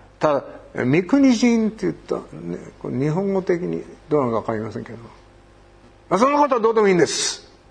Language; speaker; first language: Japanese; native; Japanese